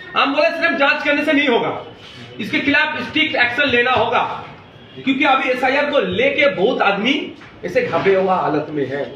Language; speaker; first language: Hindi; non-native, local second language; Bangla